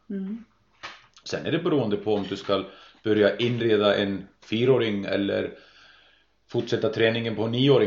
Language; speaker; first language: Swedish; non-native, fluent; Icelandic